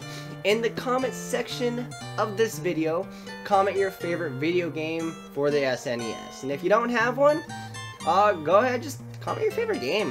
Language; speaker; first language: English; native; English